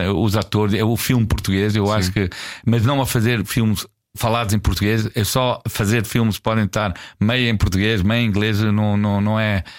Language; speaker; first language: Portuguese; non-native, fluent; English